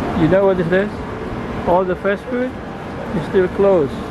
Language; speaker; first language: English; non-native, fluent; Indonesian